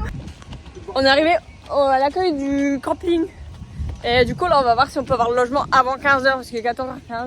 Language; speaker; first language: French; native; French